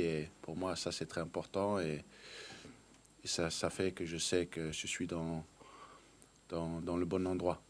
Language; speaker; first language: French; non-native, fluent; Danish